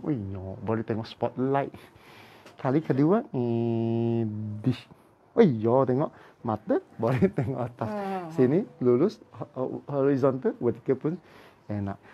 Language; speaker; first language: Malay; non-native, local second language; Cantonese